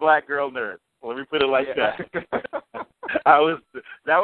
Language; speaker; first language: English; native; English